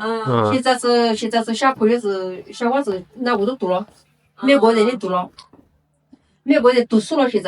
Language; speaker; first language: Chinese; non-native, local second language; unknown